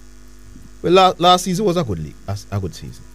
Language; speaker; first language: English; native; English